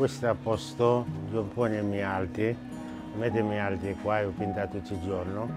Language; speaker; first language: Italian; non-native, learner; Haitian Creole